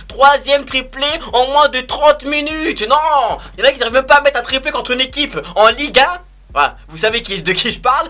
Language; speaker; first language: French; native; French